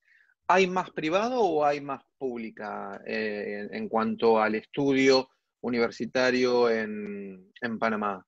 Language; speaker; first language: Spanish; native; Spanish